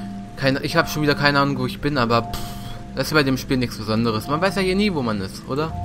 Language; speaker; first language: German; native; German